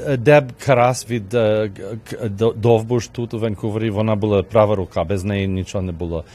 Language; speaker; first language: Ukrainian; early bilingual, heritage; Ukrainian